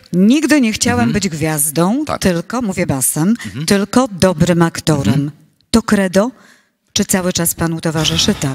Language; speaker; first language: Polish; native; Polish